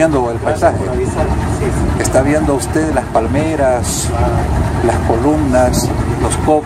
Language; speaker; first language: Spanish; native; Spanish